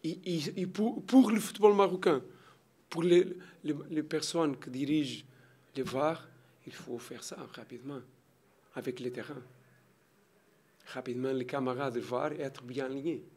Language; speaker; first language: French; non-native, learner; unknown